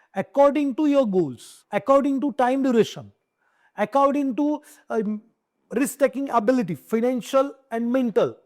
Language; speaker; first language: Hindi; non-native, local second language; Marathi